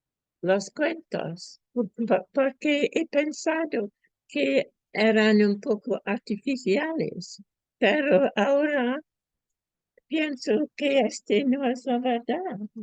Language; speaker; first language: Spanish; non-native, fluent; English